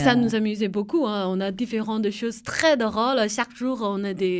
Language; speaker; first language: French; non-native, fluent; Chinese